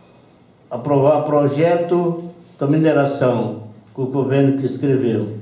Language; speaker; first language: Portuguese; non-native, local second language; Yanomámi